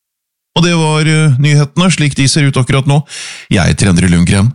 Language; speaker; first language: Norwegian; native; Norwegian